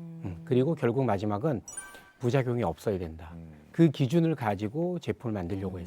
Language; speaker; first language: Korean; native; Korean